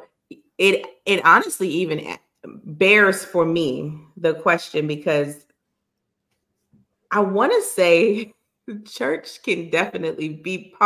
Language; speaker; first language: English; native; English